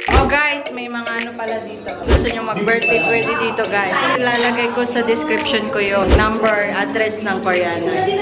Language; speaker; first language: Filipino; non-native, local second language; Iloko